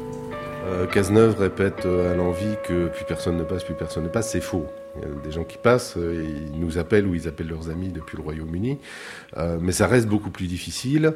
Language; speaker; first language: French; native; French